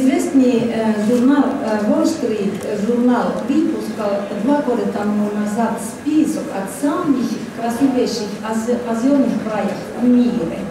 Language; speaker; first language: Russian; non-native, fluent; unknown